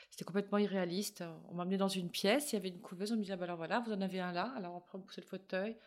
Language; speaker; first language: French; native; French